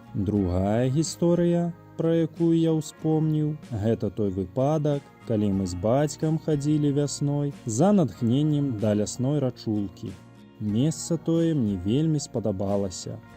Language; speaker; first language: Belarusian; native; Belarusian